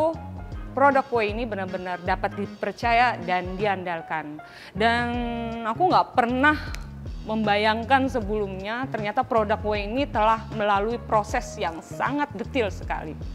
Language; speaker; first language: Indonesian; native; Indonesian